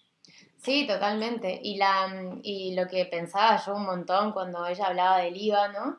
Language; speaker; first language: Spanish; native; Spanish